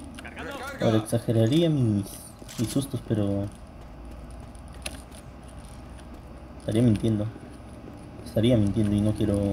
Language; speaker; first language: Spanish; native; Spanish